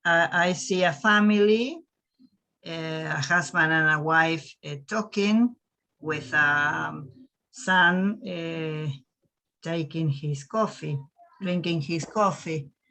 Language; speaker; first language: English; non-native, learner; Spanish